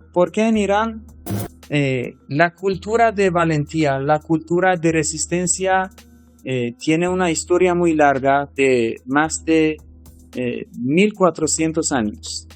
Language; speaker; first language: Spanish; non-native, fluent; Persian